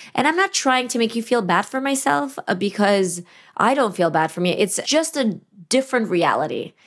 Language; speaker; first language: English; early bilingual, other home language; Russian